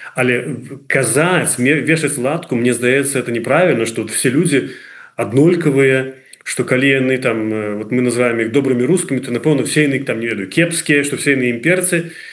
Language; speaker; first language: Belarusian; non-native, local second language; Russian